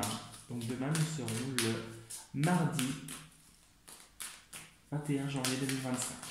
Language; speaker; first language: French; native; French